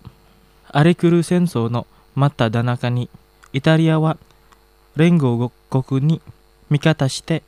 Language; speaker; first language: Japanese; non-native, fluent; Indonesian